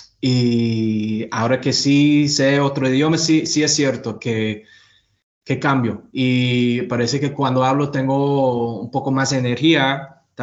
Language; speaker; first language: Spanish; non-native, fluent; English